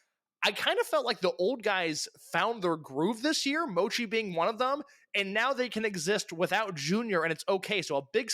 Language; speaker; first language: English; native; English